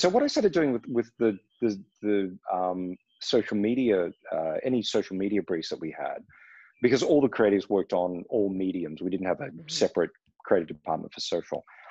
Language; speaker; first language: English; native; English